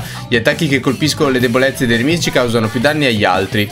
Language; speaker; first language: Italian; native; Italian